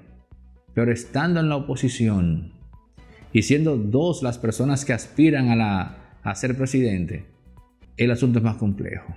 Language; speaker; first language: Spanish; native; Spanish